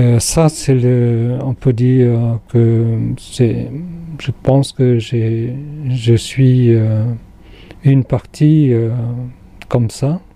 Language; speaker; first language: French; non-native, fluent; Khmer